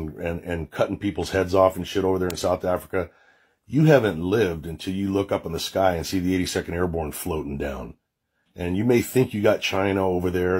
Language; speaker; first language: English; native; English